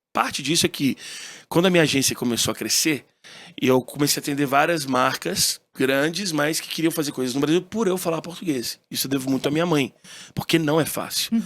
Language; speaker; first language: Portuguese; early bilingual, heritage; Portuguese